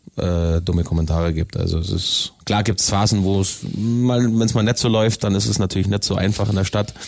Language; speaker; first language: German; native; German